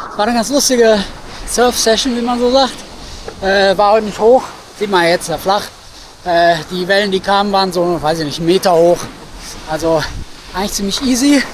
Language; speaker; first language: German; native; German